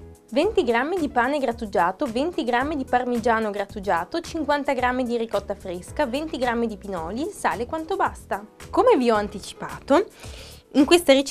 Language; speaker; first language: Italian; native; Italian